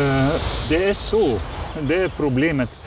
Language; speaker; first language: Swedish; non-native, learner; Dutch